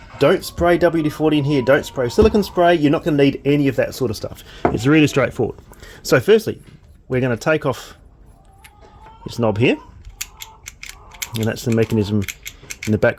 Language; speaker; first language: English; native; English